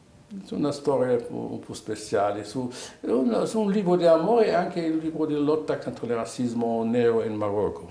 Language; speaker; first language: Italian; non-native, learner; Arabic